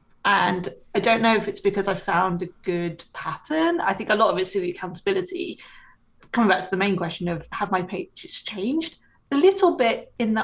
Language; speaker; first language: English; native; English